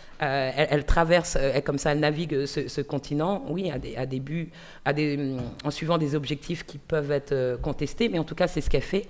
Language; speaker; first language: French; native; French